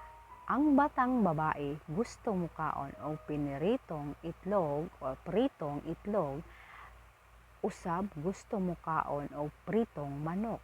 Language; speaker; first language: Cebuano; non-native, learner; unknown